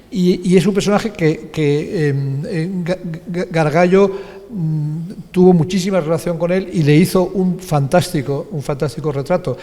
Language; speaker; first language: Spanish; native; Spanish